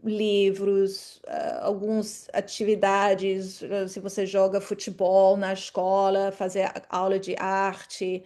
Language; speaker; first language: Portuguese; non-native, fluent; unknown